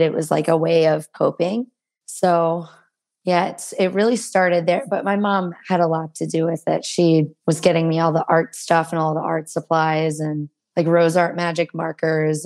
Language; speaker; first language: English; native; English